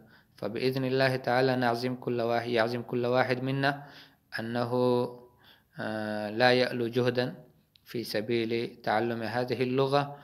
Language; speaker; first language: Arabic; non-native, fluent; Urdu